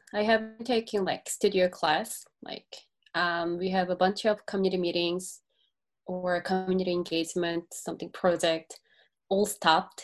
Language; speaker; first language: English; non-native, learner; Korean